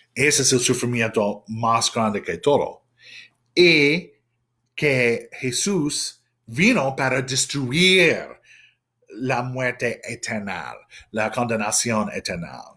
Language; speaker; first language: Spanish; non-native, fluent; English